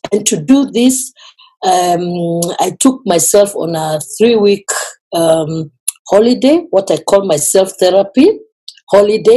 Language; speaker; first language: English; non-native, local second language; Kikuyu